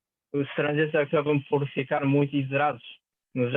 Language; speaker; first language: Portuguese; non-native, fluent; Japanese